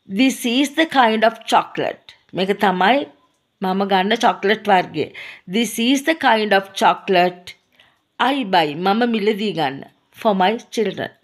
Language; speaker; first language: English; non-native, local second language; Sinhala